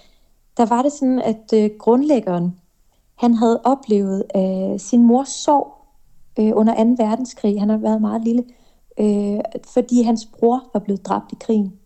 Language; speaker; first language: Danish; native; Danish